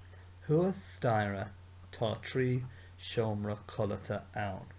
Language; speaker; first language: Irish; non-native, local second language; English